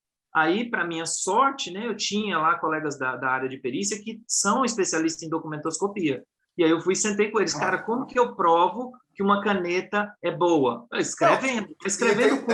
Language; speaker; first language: Portuguese; native; Portuguese